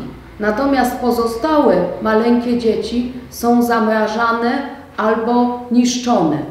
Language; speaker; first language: Polish; native; Polish